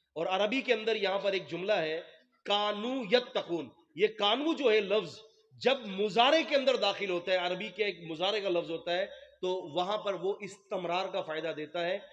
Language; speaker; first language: Urdu; non-native, local second language; Memoni